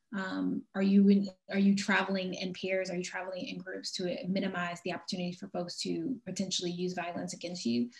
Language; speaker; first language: English; native; English